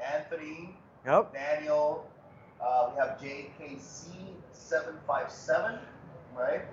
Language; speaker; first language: English; early bilingual, other home language; Spanish